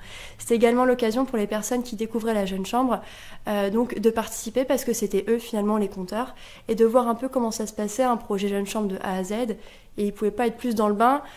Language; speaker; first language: French; native; French